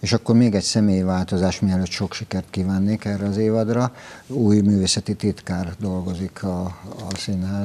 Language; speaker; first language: Hungarian; native; Hungarian